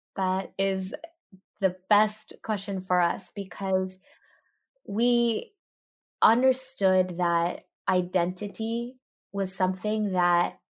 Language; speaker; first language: English; early bilingual, other home language; Japanese